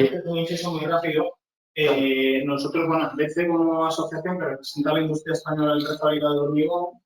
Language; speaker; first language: Spanish; native; Spanish